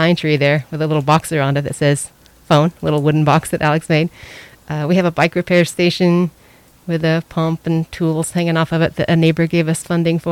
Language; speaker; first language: English; native; English